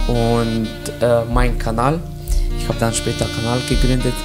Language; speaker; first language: German; non-native, fluent; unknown